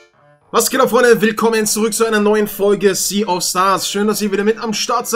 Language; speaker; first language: German; native; German